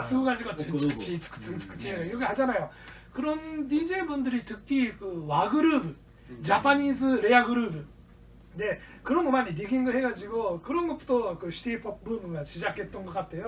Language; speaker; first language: Korean; non-native, learner; Japanese